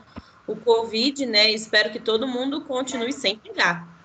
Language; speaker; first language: Portuguese; native; Portuguese